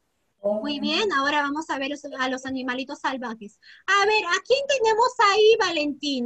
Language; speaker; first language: Spanish; native; Spanish